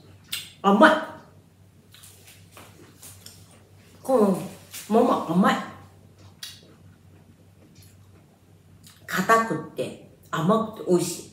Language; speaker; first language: Japanese; non-native, fluent; Chinese